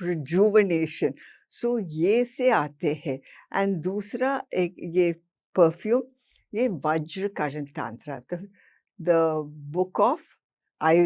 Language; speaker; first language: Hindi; non-native, local second language; English